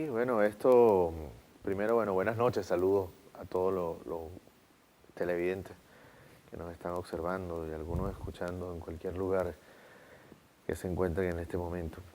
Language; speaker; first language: Spanish; native; Spanish